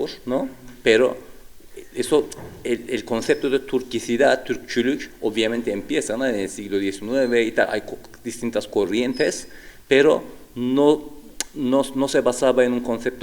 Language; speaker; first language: Spanish; non-native, fluent; Turkish